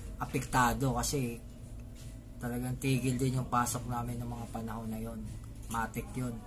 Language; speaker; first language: Filipino; native; Filipino